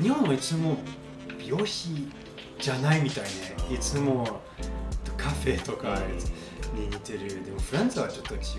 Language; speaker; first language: Japanese; non-native, learner; French